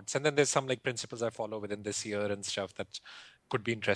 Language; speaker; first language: English; non-native, local second language; Hindi